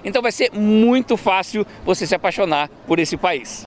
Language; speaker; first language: Portuguese; native; Portuguese